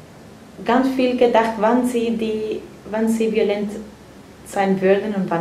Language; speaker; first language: German; non-native, fluent; Spanish